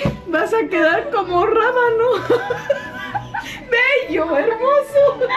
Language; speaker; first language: Spanish; native; Spanish